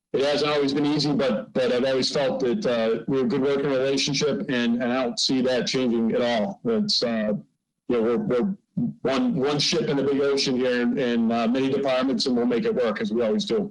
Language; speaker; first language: English; native; English